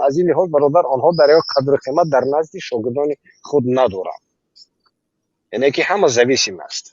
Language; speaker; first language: Persian; native; Persian